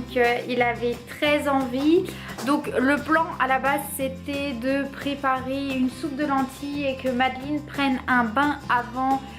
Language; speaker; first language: French; native; French